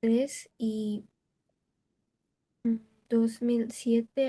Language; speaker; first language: Spanish; non-native, learner; Bangla